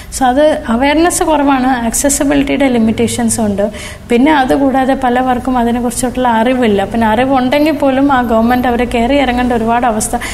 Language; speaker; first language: Malayalam; early bilingual, other home language; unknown